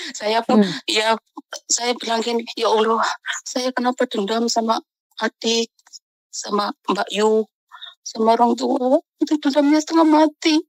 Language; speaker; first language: Indonesian; non-native, local second language; Javanese